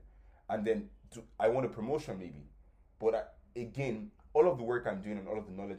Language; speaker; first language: English; non-native, local second language; Yoruba